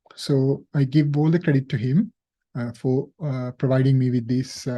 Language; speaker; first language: English; non-native, local second language; Sinhala